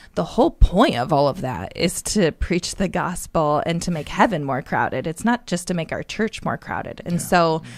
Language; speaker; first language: English; native; English